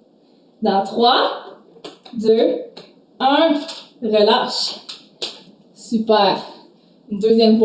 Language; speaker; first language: French; native; French